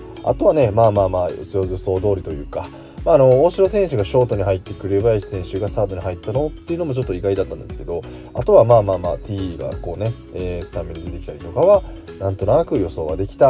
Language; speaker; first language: Japanese; native; Japanese